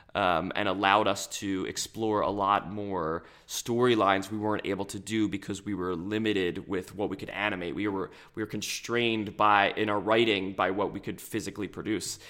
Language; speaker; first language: English; native; English